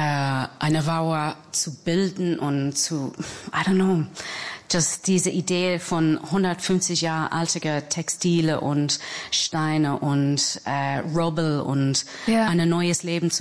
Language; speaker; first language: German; non-native, fluent; English